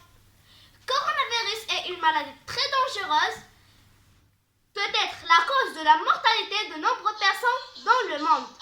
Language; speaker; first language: French; non-native, learner; Arabic